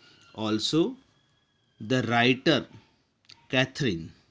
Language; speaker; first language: English; non-native, local second language; Gujarati